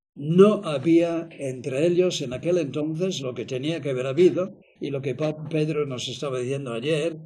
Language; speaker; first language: Spanish; non-native, fluent; English